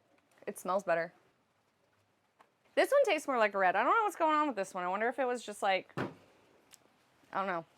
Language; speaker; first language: English; native; English